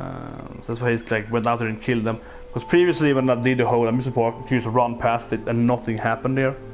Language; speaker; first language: English; non-native, fluent; Swedish